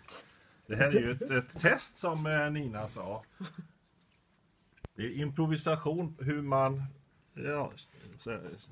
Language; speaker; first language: Swedish; native; Swedish